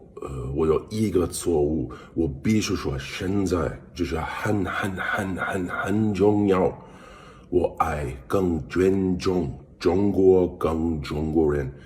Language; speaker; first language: Chinese; non-native, learner; English